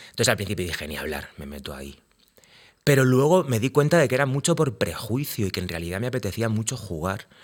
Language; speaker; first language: Spanish; native; Spanish